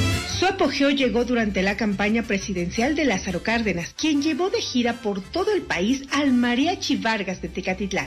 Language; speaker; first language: Spanish; native; Spanish